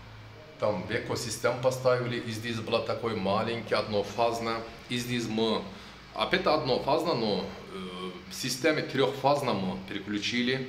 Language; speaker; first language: Russian; non-native, local second language; Turkish